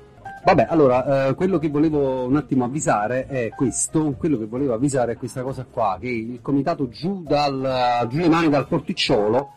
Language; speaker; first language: Italian; native; Italian